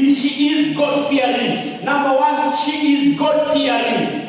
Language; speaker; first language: English; non-native, local second language; Swahili